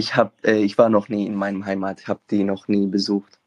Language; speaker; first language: German; non-native, fluent; Arabic